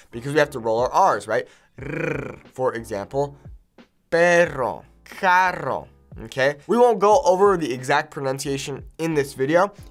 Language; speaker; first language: English; native; English